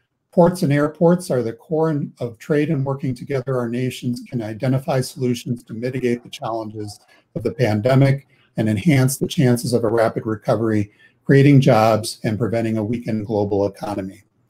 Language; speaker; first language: English; native; English